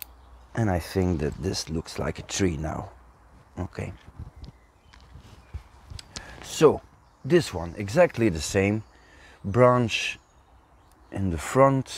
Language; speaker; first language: English; non-native, fluent; Dutch